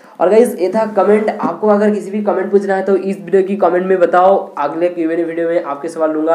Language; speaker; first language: Hindi; non-native, local second language; Bangla